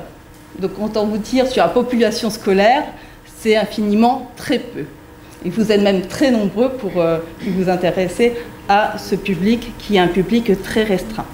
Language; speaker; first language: French; native; French